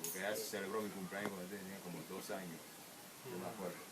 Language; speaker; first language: Spanish; non-native, local second language; English